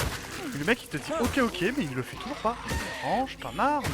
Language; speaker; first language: French; native; French